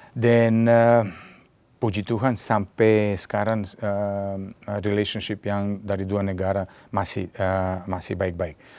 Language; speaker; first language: Indonesian; non-native, fluent; Serbian